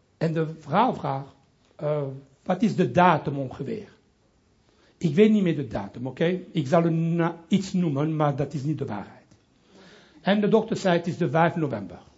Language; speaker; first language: Dutch; non-native, local second language; French